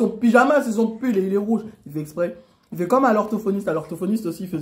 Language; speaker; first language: French; native; French